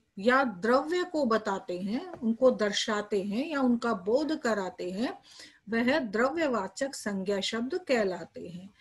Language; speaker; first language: Hindi; native; Hindi